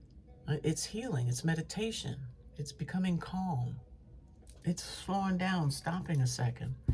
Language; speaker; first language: English; native; English